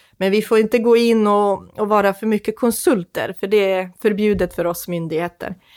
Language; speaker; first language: Swedish; non-native, fluent; Croatian